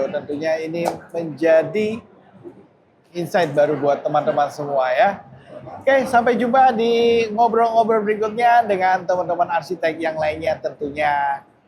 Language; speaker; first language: Indonesian; native; Indonesian